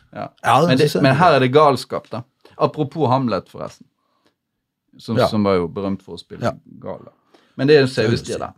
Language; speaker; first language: Norwegian; native; Norwegian